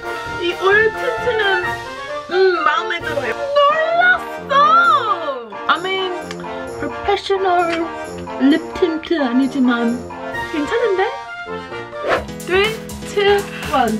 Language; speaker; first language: Korean; non-native, learner; English